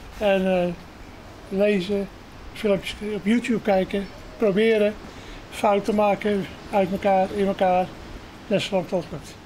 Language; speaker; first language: Dutch; native; Dutch